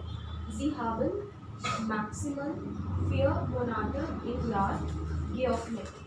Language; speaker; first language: German; non-native, learner; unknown